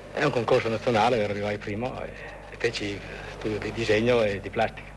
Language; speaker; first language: Italian; native; Italian